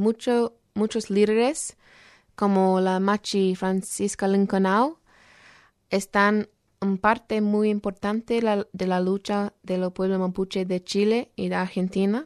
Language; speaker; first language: Spanish; non-native, fluent; English